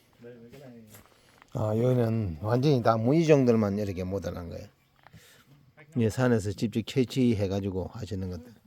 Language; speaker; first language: Korean; native; Korean